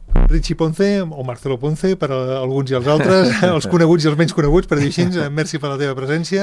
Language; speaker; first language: Catalan; native; Catalan